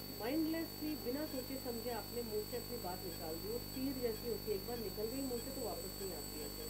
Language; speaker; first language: Hindi; non-native, local second language; Bangla